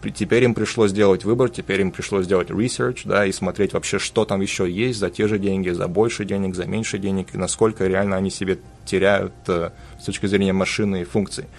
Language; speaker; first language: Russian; early bilingual, heritage; Russian